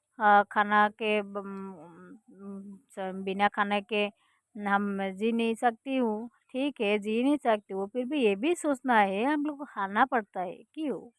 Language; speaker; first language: Hindi; non-native, fluent; Bangla